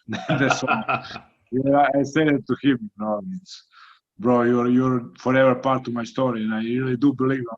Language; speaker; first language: English; non-native, fluent; Croatian